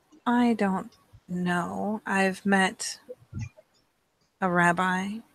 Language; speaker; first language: English; native; English